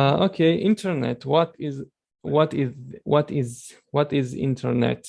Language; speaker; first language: English; non-native, learner; Chechen